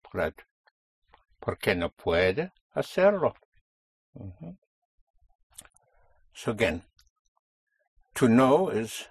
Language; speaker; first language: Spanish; non-native, fluent; English